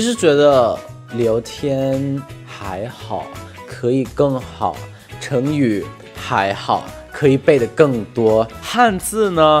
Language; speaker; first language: Chinese; non-native, fluent; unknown